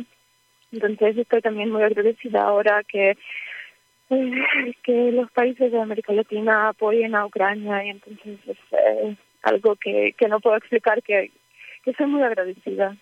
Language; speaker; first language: Spanish; early bilingual, heritage; Ukrainian